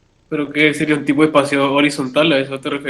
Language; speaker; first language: Spanish; native; Spanish